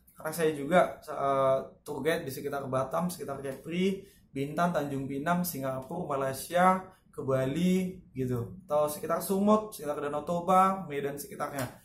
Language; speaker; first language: Indonesian; native; Indonesian